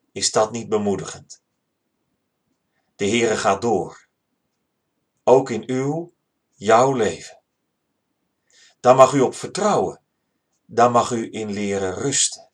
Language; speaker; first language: Dutch; native; Dutch